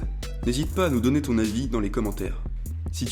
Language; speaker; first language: French; native; French